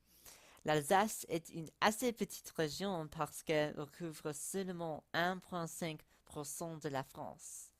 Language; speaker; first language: French; non-native, learner; English